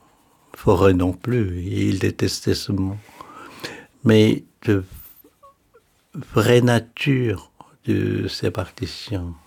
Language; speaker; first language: French; non-native, fluent; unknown